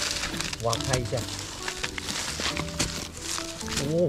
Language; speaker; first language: Chinese; non-native, learner; Khmer